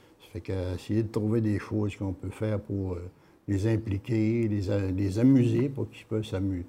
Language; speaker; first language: French; native; French